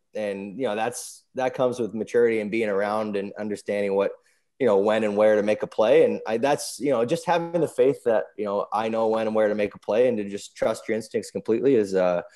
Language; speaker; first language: English; native; English